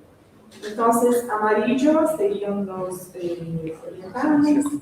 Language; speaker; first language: Spanish; non-native, fluent; Portuguese